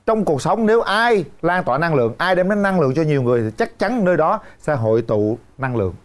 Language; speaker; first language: Vietnamese; native; Vietnamese